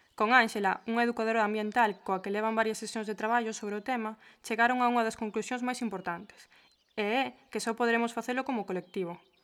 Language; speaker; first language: Galician; early bilingual, heritage; Galician